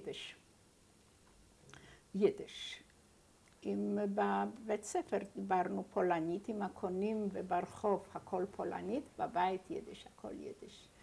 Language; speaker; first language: Hebrew; non-native, fluent; Yiddish